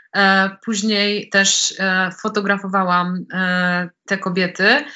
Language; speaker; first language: Polish; native; Polish